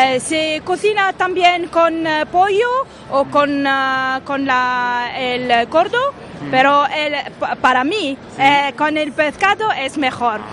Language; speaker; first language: Spanish; non-native, local second language; Arabic